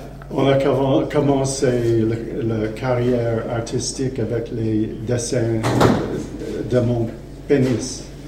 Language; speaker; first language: French; non-native, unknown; English